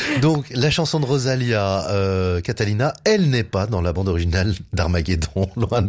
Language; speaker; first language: French; native; French